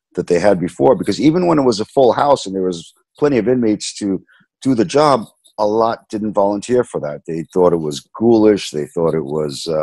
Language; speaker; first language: English; native; English